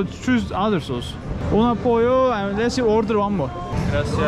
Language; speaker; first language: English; non-native, learner; Turkish